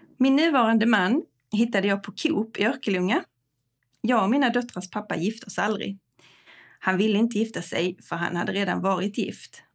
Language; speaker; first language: Swedish; native; Swedish